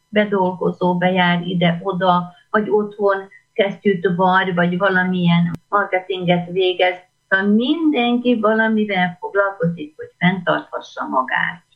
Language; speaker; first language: Hungarian; native; Hungarian